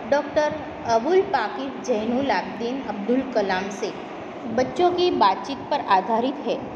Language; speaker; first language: Hindi; non-native, local second language; Gujarati